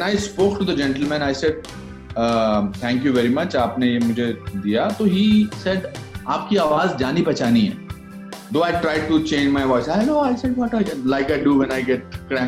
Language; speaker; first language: English; non-native, local second language; Hindi